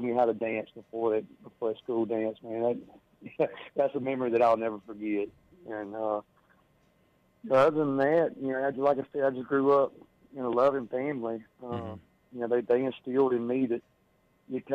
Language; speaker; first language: English; native; English